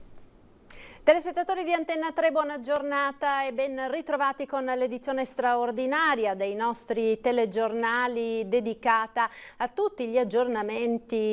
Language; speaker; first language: Italian; native; Italian